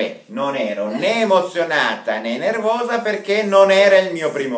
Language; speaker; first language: Italian; non-native, fluent; Russian